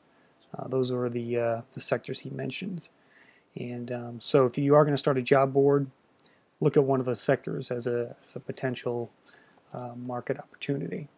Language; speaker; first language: English; native; English